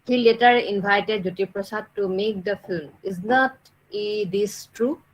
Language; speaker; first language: English; non-native, local second language; Assamese